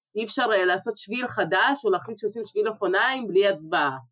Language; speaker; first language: Hebrew; early bilingual, other home language; Russian